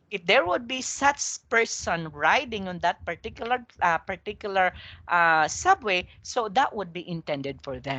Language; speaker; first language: English; non-native, local second language; Filipino